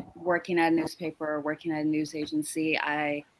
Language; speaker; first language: English; native; English